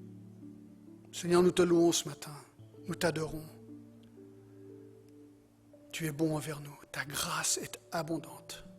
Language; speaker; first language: French; non-native, fluent; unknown